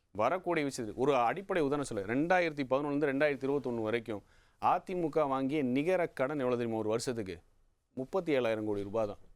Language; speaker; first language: Tamil; native; Tamil